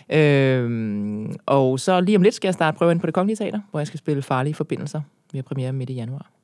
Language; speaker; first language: Danish; native; Danish